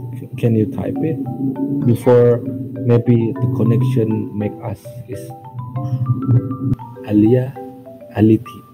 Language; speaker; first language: English; non-native, learner; Indonesian